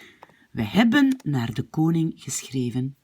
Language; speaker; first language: Dutch; non-native, fluent; French